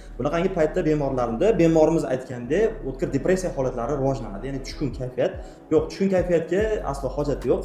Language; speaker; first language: Uzbek; native; Uzbek